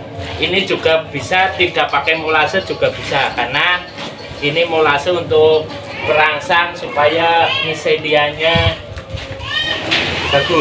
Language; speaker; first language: Indonesian; non-native, local second language; Javanese